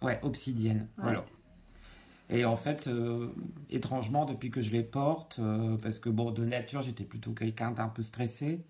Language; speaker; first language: French; native; French